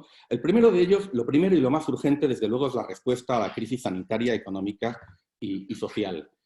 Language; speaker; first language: Spanish; native; Spanish